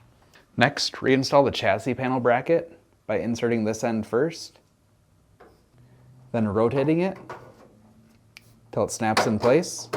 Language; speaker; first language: English; native; English